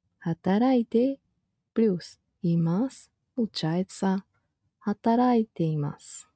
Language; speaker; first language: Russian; non-native, fluent; Japanese